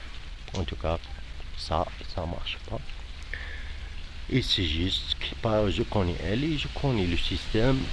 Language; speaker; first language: French; non-native, fluent; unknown